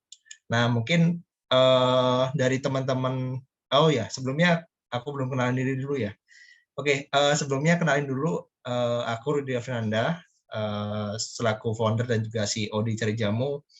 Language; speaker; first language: Indonesian; native; Indonesian